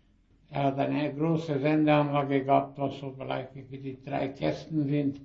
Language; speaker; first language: German; early bilingual, heritage; German